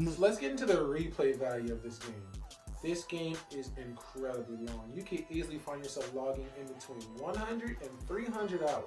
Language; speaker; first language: English; native; English